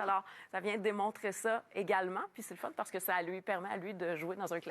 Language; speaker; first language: French; native; French